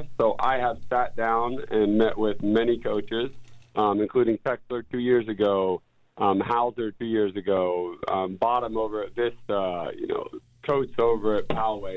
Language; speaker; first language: English; native; English